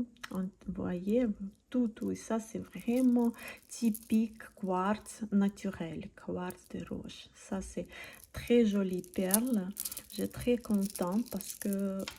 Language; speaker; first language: French; non-native, learner; Russian